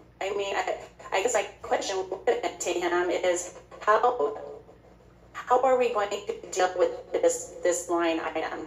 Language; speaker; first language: English; native; English